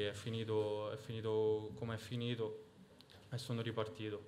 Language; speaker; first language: Italian; native; Italian